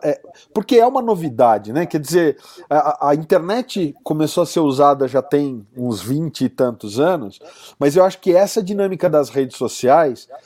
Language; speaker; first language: Portuguese; native; Portuguese